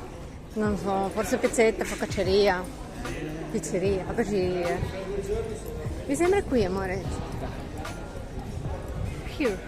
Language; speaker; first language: Italian; non-native, learner; Russian